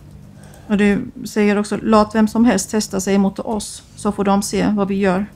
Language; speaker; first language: Swedish; native; Swedish